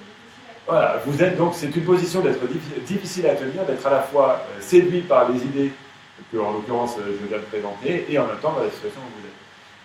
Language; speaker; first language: French; native; French